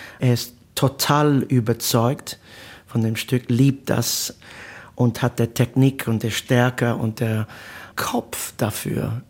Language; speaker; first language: German; non-native, learner; Italian